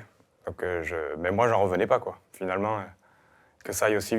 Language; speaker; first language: French; native; French